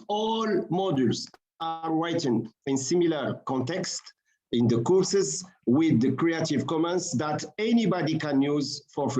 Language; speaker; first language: English; non-native, fluent; Arabic